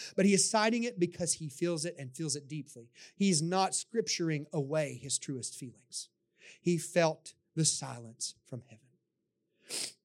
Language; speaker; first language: English; native; English